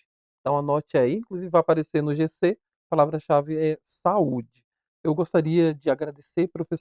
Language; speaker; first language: Portuguese; native; Portuguese